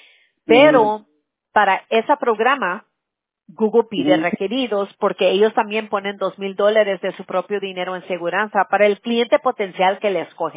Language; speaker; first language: Spanish; early bilingual, other home language; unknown